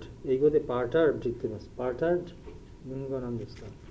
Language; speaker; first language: Japanese; non-native, learner; Bangla